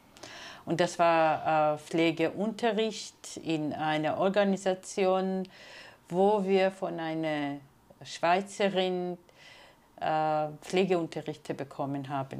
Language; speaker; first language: German; non-native, fluent; Georgian